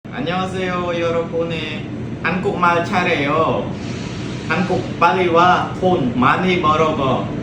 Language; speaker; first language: Korean; non-native, learner; Khmer